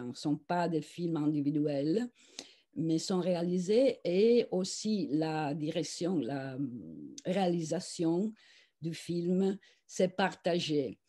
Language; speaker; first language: French; non-native, fluent; Italian